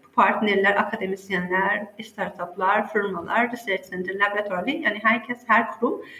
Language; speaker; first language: Turkish; non-native, fluent; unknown